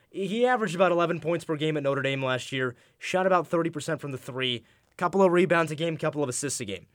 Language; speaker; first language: English; native; English